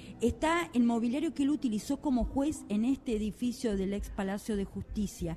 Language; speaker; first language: Spanish; native; Spanish